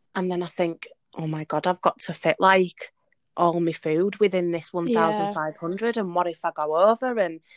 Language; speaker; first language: English; native; English